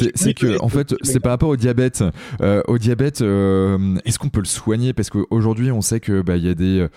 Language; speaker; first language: French; native; French